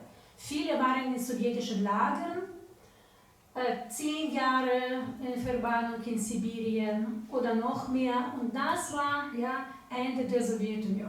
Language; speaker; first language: German; non-native, fluent; Ukrainian